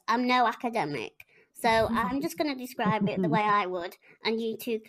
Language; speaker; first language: English; native; English